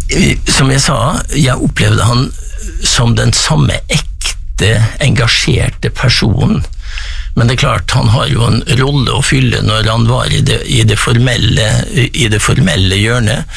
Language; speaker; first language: Norwegian; native; Norwegian